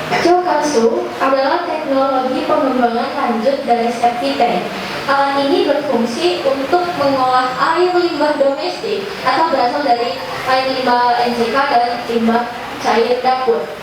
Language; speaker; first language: Indonesian; native; Indonesian